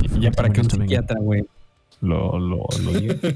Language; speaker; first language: Spanish; native; Spanish